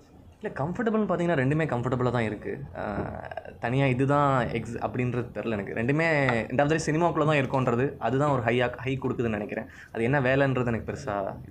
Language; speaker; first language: Tamil; native; Tamil